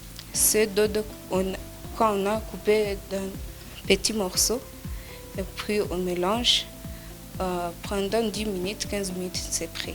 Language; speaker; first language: French; non-native, learner; Kinyarwanda